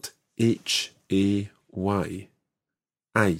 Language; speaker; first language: English; native; English